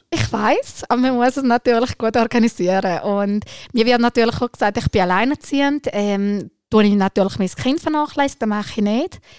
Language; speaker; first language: German; early bilingual, other home language; Albanian